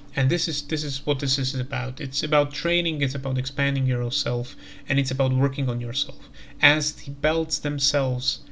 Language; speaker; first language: English; non-native, fluent; Slovak